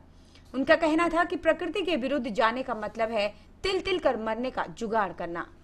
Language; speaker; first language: Hindi; native; Hindi